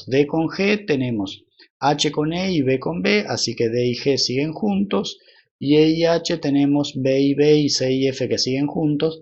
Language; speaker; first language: Spanish; native; Spanish